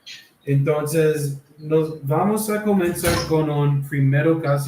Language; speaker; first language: Spanish; non-native, learner; English